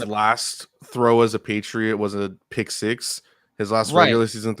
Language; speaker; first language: English; native; English